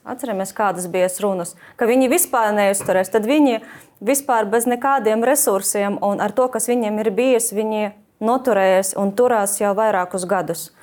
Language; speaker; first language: Latvian; non-native, fluent; Ukrainian